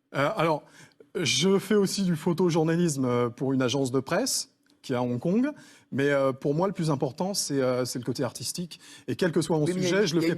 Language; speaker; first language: French; native; French